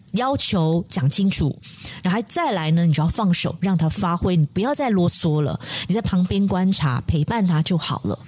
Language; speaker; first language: Chinese; native; Chinese